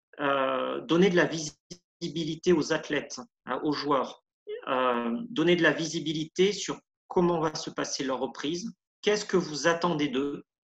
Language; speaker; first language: French; native; French